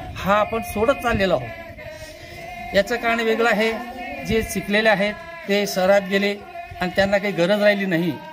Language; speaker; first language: Marathi; non-native, local second language; Lambadi